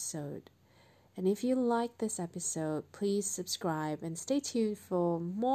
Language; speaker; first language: English; non-native, local second language; Cantonese